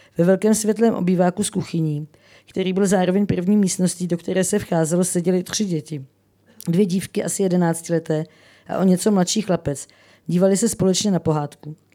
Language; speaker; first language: Czech; native; Czech